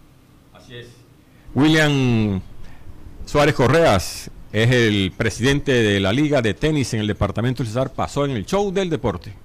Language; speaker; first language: Spanish; native; Spanish